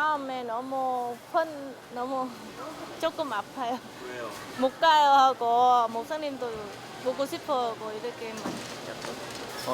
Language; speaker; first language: Korean; non-native, learner; Vietnamese